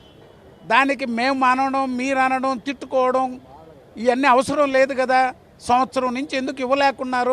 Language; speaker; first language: Telugu; native; Telugu